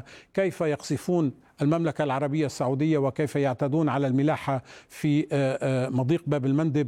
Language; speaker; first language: Arabic; native; Arabic